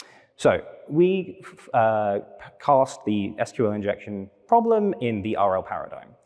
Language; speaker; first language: English; native; English